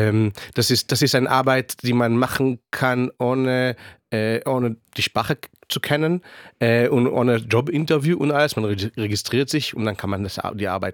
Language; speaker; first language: German; non-native, fluent; Hebrew